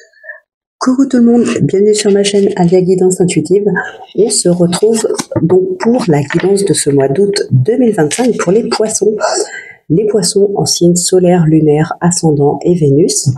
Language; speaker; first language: French; native; French